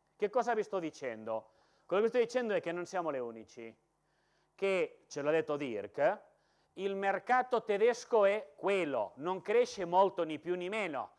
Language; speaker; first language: Italian; non-native, fluent; Catalan